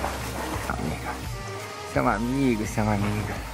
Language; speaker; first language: Spanish; non-native, learner; Portuguese